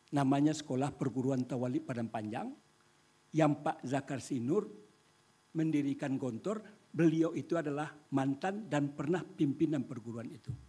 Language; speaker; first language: Indonesian; non-native, local second language; Minangkabau